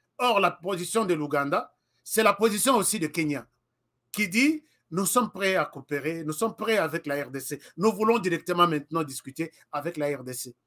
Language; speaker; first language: French; non-native, local second language; Lingala